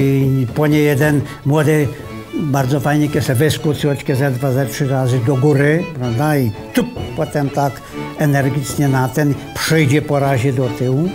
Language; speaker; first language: Polish; native; Polish